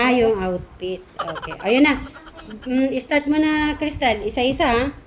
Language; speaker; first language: Filipino; native; Filipino